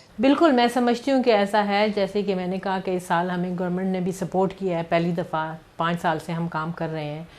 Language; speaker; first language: Urdu; native; Urdu